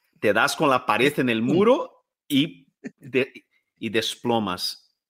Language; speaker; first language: Spanish; non-native, fluent; Portuguese